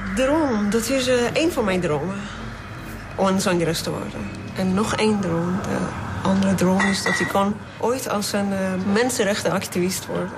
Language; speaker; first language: Dutch; non-native, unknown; Persian